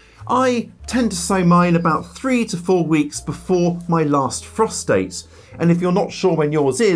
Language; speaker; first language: English; native; English